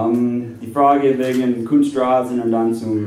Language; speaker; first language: German; non-native, fluent; English